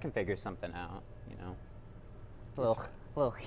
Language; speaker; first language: English; native; English